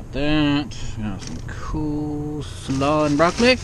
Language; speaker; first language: English; native; English